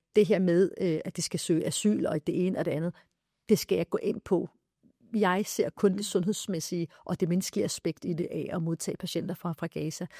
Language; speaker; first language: Danish; early bilingual, other home language; Arabic